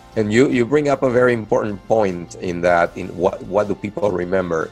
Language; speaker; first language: English; non-native, fluent; Spanish